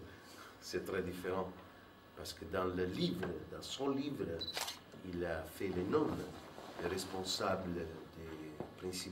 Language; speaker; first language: French; non-native, fluent; Italian